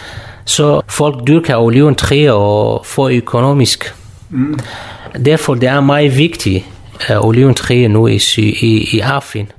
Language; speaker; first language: Danish; non-native, learner; Kurdish